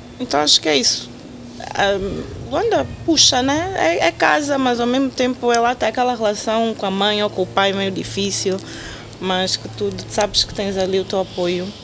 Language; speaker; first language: Portuguese; native; Portuguese